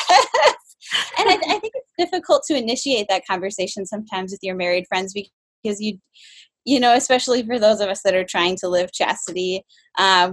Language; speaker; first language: English; native; English